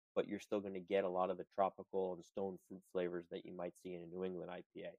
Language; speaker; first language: English; native; English